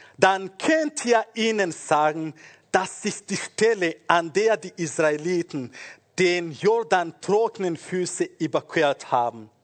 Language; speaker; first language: German; non-native, fluent; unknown